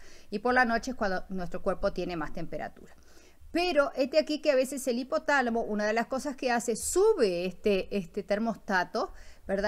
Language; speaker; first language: Spanish; native; Spanish